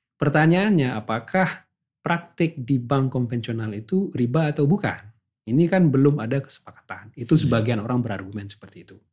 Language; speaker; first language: Indonesian; non-native, local second language; Achinese